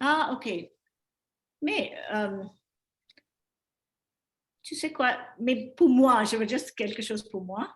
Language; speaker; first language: French; non-native, learner; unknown